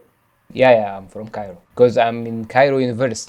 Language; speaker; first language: English; non-native, learner; Arabic